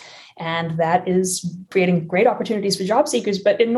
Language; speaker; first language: English; native; English